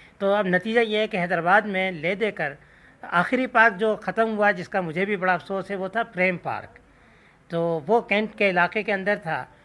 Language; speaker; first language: Urdu; non-native, local second language; Sindhi